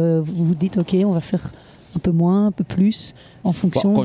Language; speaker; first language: French; native; French